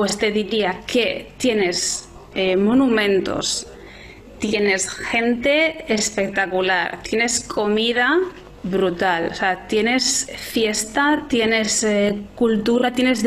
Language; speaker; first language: Spanish; native; Spanish